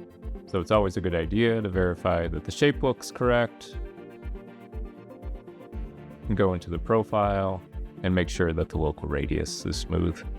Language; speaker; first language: English; native; English